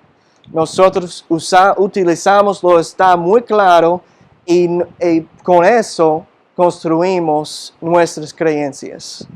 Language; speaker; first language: Spanish; non-native, fluent; English